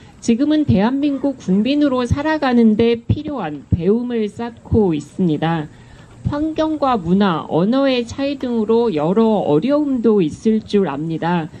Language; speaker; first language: Korean; native; Korean